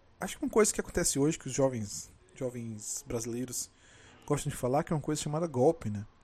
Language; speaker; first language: Portuguese; native; Portuguese